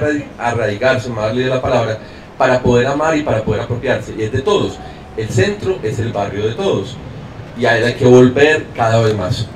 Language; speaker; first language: Spanish; native; Spanish